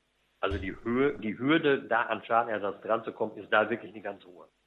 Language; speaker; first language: German; native; German